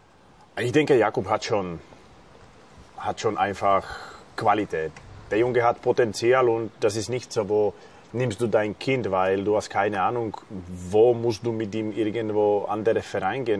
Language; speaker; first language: German; non-native, fluent; Slovak